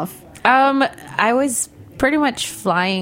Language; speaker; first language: English; non-native, local second language; Filipino